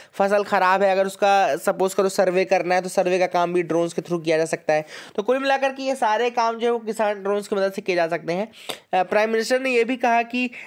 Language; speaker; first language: Hindi; native; Hindi